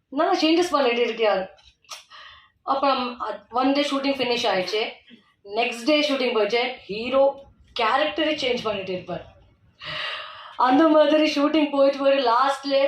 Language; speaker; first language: Tamil; non-native, learner; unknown